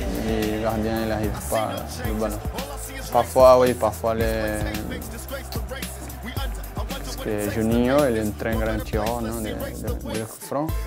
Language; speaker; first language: French; non-native, learner; Portuguese